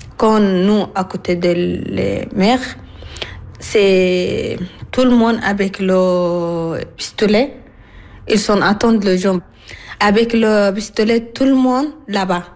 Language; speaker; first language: French; non-native, learner; Arabic